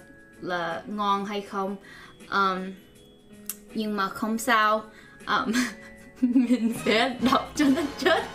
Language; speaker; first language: Vietnamese; non-native, learner; English